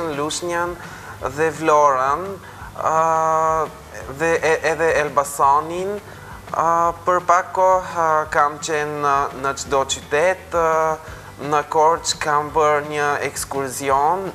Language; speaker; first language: Albanian; non-native, fluent; Bulgarian